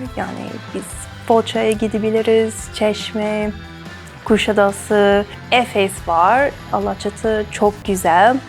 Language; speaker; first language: Turkish; non-native, learner; English